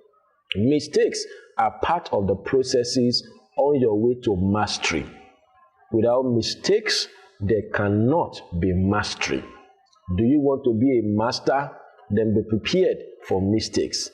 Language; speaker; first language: English; non-native, local second language; Yoruba